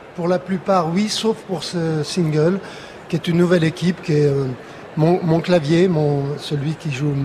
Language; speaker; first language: French; native; French